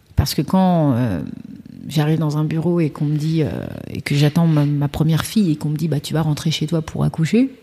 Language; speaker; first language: French; early bilingual, other home language; Kabuverdianu